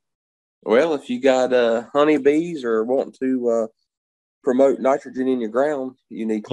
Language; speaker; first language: English; native; English